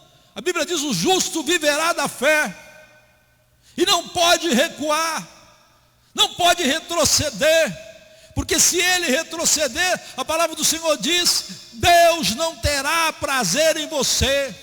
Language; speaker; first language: Portuguese; native; Portuguese